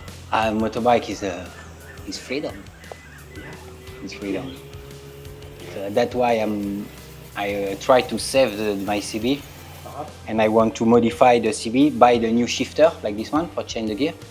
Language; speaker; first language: English; non-native, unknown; French